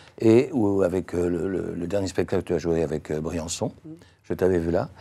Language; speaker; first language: French; native; French